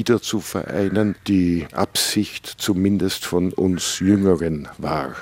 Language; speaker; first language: German; native; German